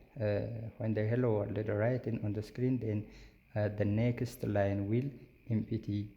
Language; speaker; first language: English; non-native, local second language; Amharic